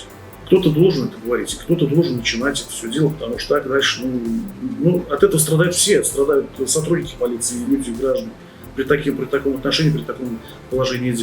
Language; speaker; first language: Russian; native; Russian